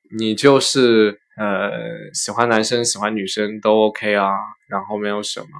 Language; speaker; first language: Chinese; native; Chinese